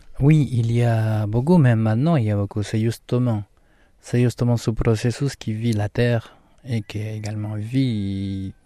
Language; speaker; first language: French; non-native, fluent; Spanish